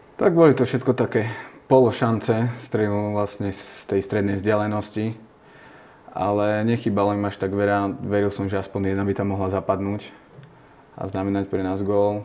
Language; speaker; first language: Slovak; native; Slovak